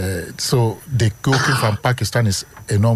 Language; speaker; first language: Dutch; non-native, learner; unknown